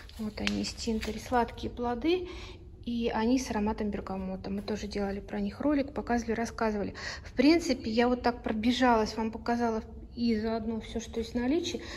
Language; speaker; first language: Russian; native; Russian